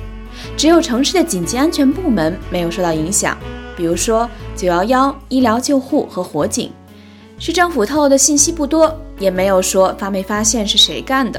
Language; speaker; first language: Chinese; native; Chinese